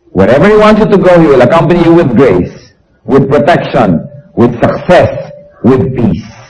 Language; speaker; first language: English; non-native, local second language; Filipino